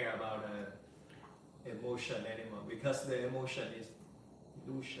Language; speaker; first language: English; non-native, learner; Vietnamese